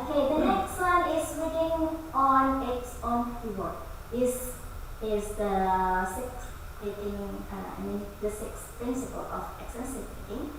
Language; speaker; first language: English; non-native, fluent; Indonesian